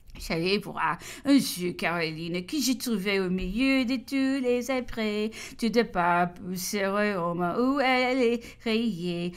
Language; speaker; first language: French; non-native, fluent; English